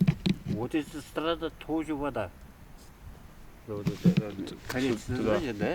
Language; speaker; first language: Russian; non-native, local second language; Kara-Kalpak